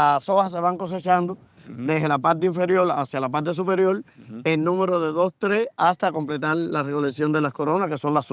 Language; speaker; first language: Spanish; native; Spanish